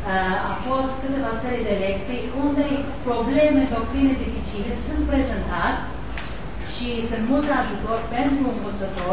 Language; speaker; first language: Romanian; non-native, local second language; Hungarian